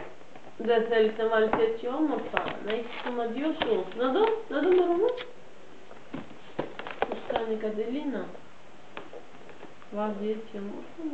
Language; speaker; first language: Greek; non-native, learner; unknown